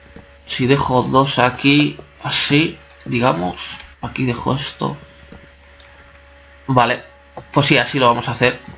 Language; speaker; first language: Spanish; native; Spanish